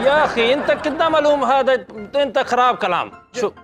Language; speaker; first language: Arabic; non-native, learner; Punjabi